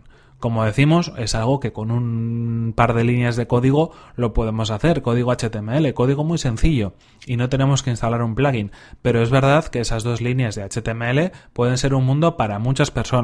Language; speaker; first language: Spanish; native; Spanish